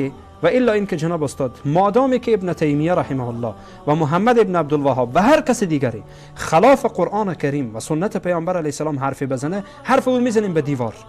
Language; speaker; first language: Persian; native; Persian